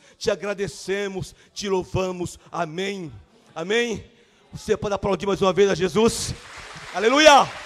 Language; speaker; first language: Portuguese; native; Portuguese